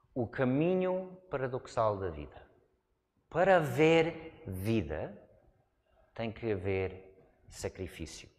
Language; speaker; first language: Portuguese; non-native, fluent; English